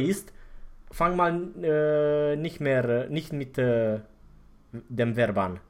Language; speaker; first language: German; non-native, fluent; Romanian